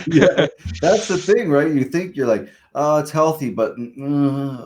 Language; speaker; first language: English; native; English